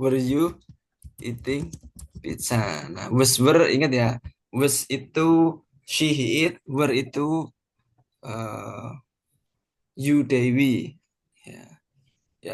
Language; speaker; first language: English; non-native, fluent; Indonesian